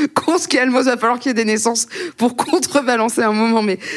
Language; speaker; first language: French; native; French